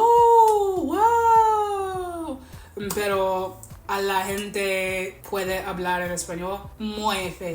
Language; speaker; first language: Spanish; non-native, learner; English